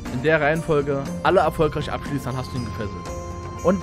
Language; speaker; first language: German; native; German